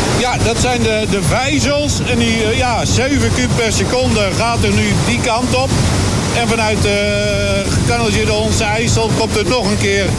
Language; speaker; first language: Dutch; native; Dutch